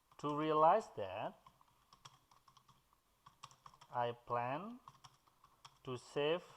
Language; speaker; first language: English; non-native, fluent; Indonesian